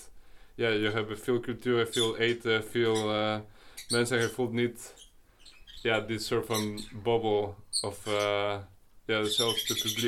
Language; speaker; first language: Dutch; non-native, learner; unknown